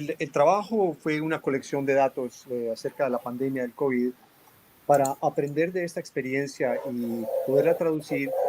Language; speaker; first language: Spanish; native; Spanish